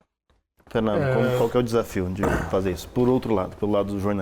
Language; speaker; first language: Portuguese; native; Portuguese